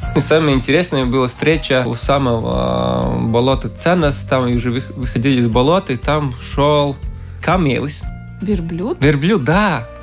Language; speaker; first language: Russian; non-native, local second language; Latvian